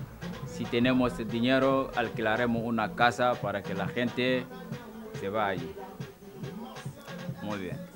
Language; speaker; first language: Spanish; non-native, local second language; Wolof